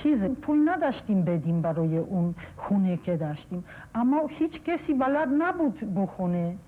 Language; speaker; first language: Persian; non-native, fluent; Polish